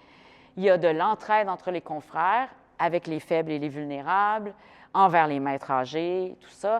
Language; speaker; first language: French; native; French